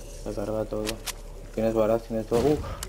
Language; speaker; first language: Spanish; native; Spanish